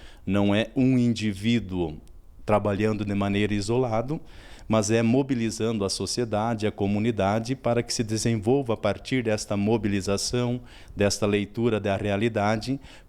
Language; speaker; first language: Portuguese; native; Portuguese